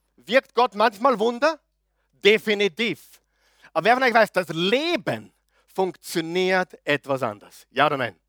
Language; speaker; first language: German; native; German